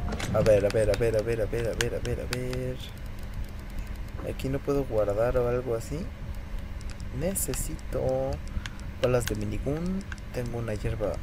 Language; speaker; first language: Spanish; native; Spanish